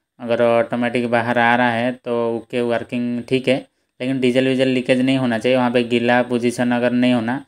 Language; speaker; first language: Hindi; native; Hindi